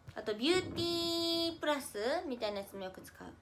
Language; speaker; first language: Japanese; native; Japanese